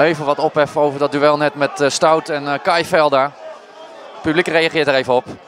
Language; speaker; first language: Dutch; native; Dutch